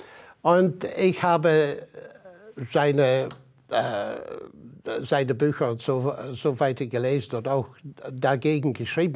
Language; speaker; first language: German; non-native, fluent; English